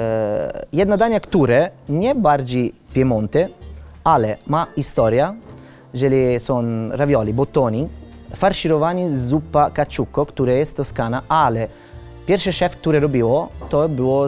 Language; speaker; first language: Polish; non-native, learner; Italian